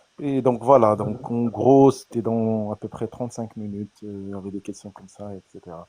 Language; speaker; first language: French; non-native, fluent; Arabic